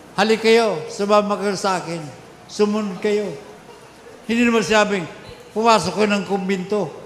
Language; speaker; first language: Filipino; non-native, local second language; Bikol